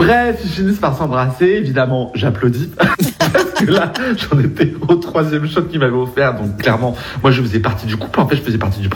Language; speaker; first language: French; native; French